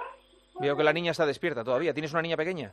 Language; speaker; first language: Spanish; native; Spanish